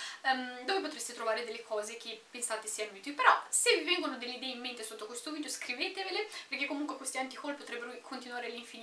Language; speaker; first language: Italian; native; Italian